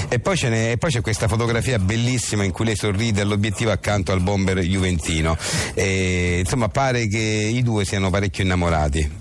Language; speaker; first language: Italian; native; Italian